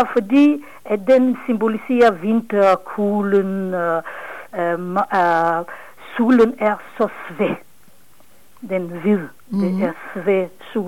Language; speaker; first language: Danish; non-native, fluent; Hebrew